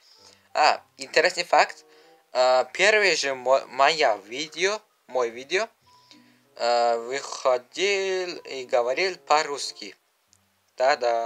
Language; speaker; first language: Russian; non-native, learner; Uzbek